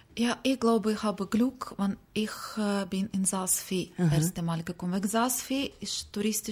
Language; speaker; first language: German; non-native, learner; Ukrainian